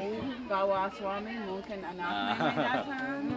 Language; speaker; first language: Indonesian; non-native, learner; English